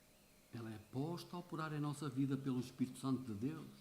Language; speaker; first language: Portuguese; native; Portuguese